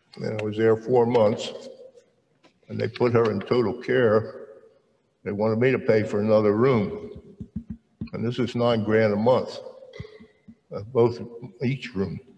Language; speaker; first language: English; native; English